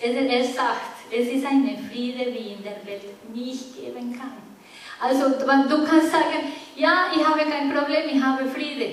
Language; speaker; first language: German; non-native, fluent; Spanish